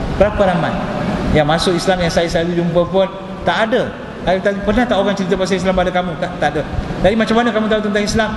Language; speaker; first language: Malay; non-native, local second language; Tamil